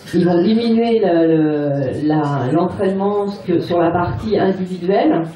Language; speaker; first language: French; native; French